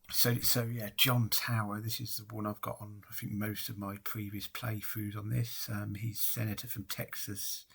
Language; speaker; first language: English; native; English